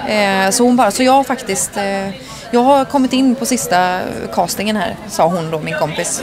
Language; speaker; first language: Swedish; native; Swedish